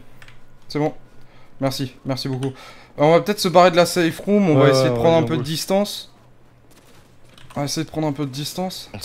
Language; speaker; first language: French; native; French